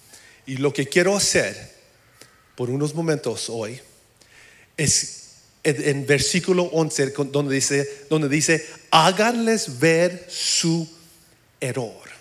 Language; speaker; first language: Spanish; early bilingual, heritage; English